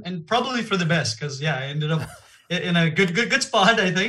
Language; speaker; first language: English; non-native, fluent; Gujarati